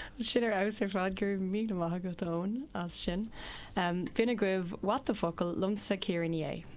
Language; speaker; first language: Irish; non-native, local second language; English